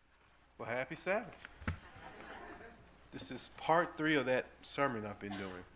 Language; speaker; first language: English; native; English